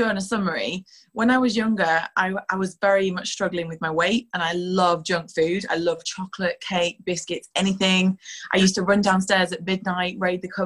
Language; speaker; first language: English; native; English